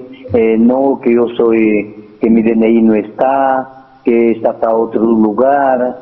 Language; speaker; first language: Spanish; native; Spanish